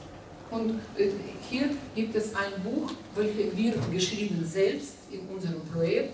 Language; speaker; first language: German; non-native, learner; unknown